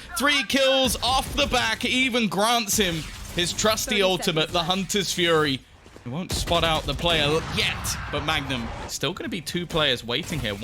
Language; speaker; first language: English; native; English